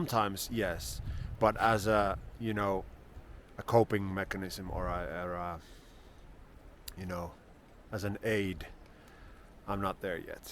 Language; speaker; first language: English; non-native, fluent; Finnish